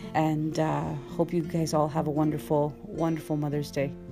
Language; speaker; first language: English; early bilingual, other home language; Spanish